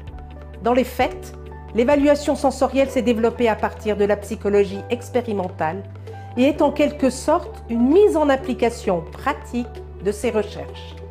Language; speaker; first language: French; native; French